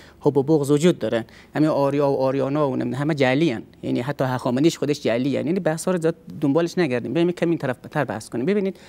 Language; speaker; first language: Persian; native; Persian